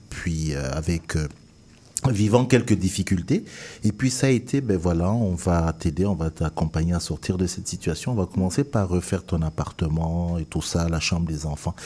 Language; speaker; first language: French; non-native, local second language; Duala